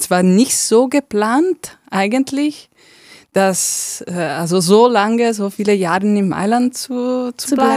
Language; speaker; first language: German; non-native, fluent; Italian